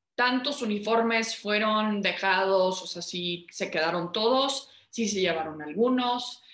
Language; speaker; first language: Spanish; early bilingual, heritage; Spanish